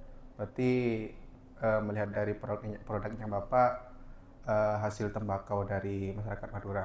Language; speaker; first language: Indonesian; non-native, local second language; Madurese